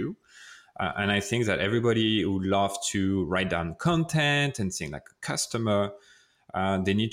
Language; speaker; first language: English; non-native, fluent; French